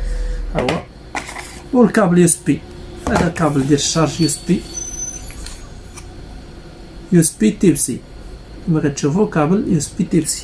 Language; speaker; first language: Arabic; native; Arabic